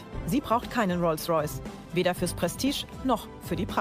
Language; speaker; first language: German; native; German